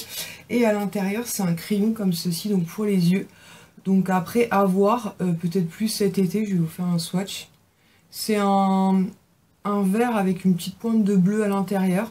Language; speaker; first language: French; native; French